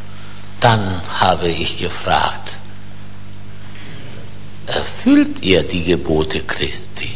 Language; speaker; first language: German; non-native, fluent; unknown